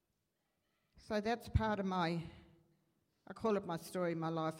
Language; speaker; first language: English; native; English